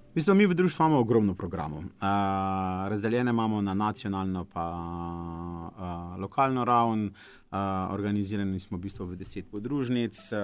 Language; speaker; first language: Slovenian; native; Slovenian